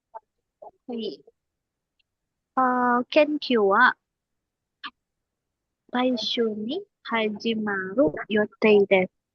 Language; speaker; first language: Japanese; non-native, learner; Indonesian